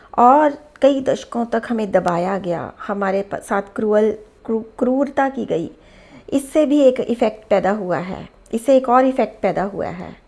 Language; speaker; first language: Hindi; native; Hindi